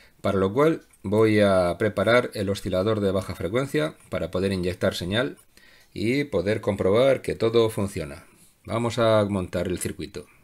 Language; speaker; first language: Spanish; native; Spanish